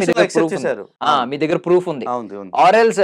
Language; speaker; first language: Telugu; native; Telugu